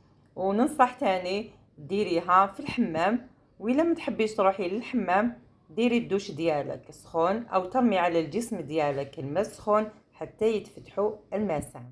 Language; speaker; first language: Arabic; native; Arabic